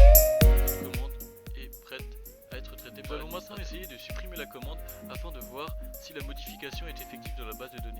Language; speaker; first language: French; native; French